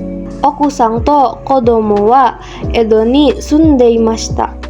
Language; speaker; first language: Japanese; non-native, learner; Indonesian